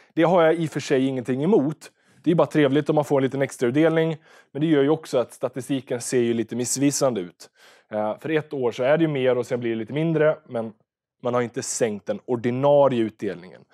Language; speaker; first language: Swedish; native; Swedish